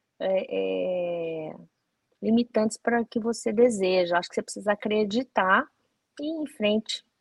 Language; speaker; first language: Portuguese; early bilingual, other home language; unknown